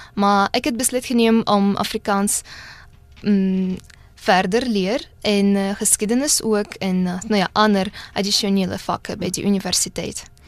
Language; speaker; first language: Afrikaans; non-native, fluent; Russian